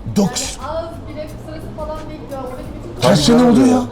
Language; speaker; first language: Turkish; non-native, learner; French